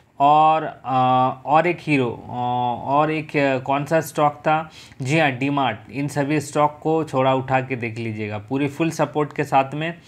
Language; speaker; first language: Hindi; native; Hindi